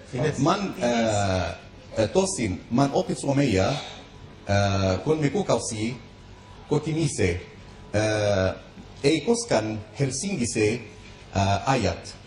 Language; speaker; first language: Finnish; non-native, learner; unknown